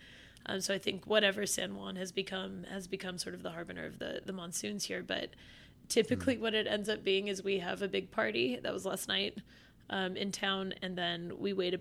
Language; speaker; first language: English; native; English